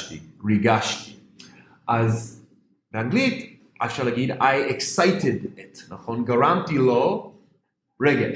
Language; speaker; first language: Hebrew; non-native, fluent; English